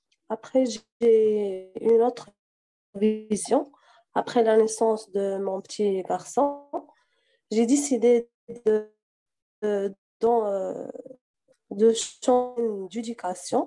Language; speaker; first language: French; non-native, fluent; Arabic